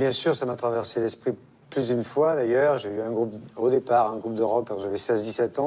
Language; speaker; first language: French; native; French